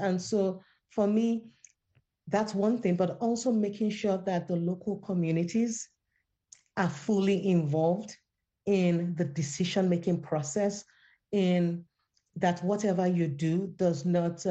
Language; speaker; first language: English; non-native, local second language; Yoruba